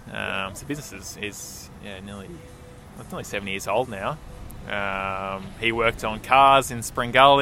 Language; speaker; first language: English; native; English